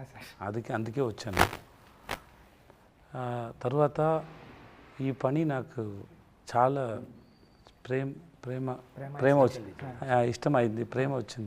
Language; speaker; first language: Telugu; non-native, learner; Tamil